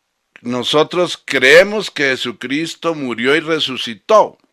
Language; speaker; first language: Spanish; native; Spanish